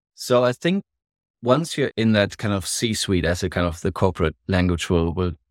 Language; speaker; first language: English; non-native, fluent; German